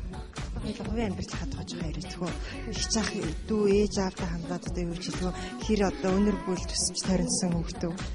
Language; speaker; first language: Mongolian; native; Mongolian